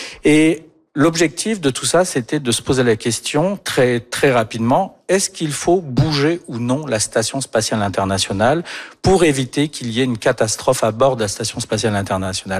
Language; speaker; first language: French; native; French